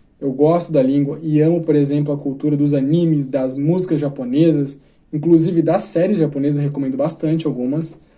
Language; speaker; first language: Portuguese; native; Portuguese